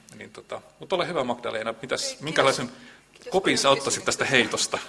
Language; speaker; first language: Finnish; native; Finnish